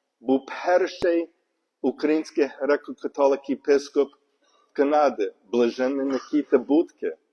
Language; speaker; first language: Ukrainian; non-native, learner; English